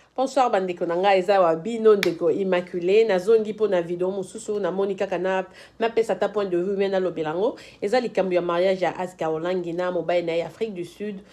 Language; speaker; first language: Lingala; native; Lingala